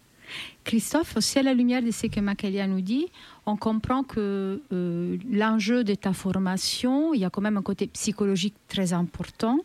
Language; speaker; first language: French; native; French